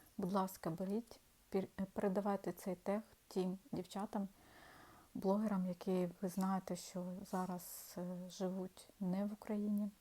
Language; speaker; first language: Ukrainian; non-native, local second language; Russian